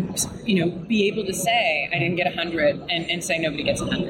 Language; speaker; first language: English; native; English